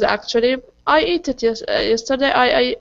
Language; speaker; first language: English; non-native, learner; Arabic